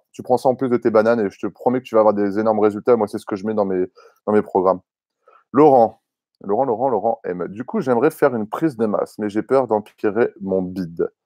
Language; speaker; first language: French; native; French